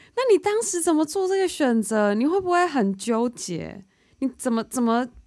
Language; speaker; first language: Chinese; native; Chinese